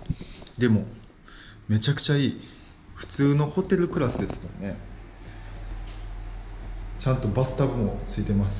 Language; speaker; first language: Japanese; native; Japanese